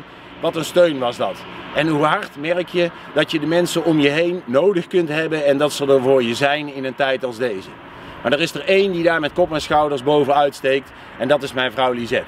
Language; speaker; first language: Dutch; native; Dutch